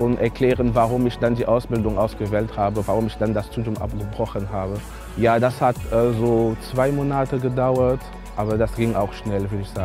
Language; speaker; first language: German; non-native, fluent; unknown